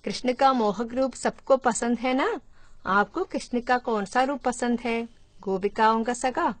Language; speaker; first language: Hindi; non-native, local second language; Malayalam